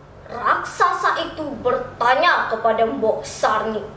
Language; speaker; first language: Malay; non-native, local second language; Balinese